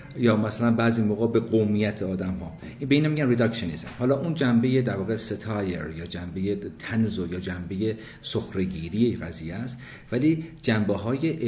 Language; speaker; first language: Persian; early bilingual, other home language; English